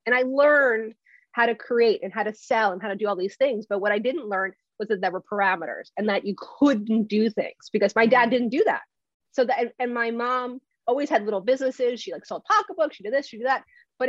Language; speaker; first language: English; native; English